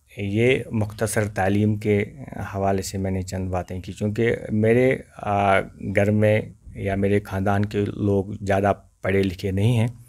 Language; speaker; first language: Urdu; non-native, local second language; Kashmiri